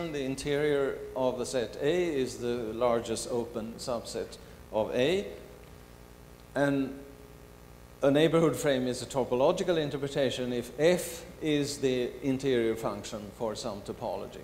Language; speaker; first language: English; non-native, fluent; Swedish